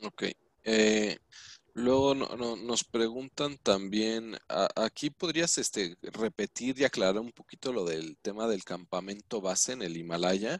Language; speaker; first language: Spanish; native; Spanish